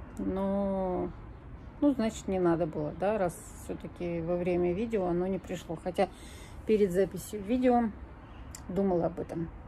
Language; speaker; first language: Russian; native; Russian